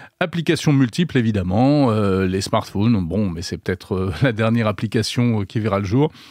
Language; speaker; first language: French; native; French